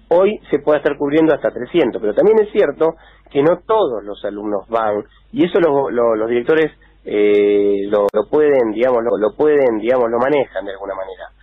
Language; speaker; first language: Spanish; native; Spanish